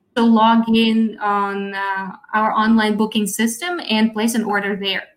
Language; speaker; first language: English; non-native, fluent; Russian